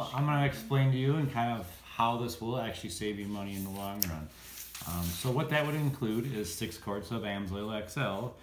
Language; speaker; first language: English; native; English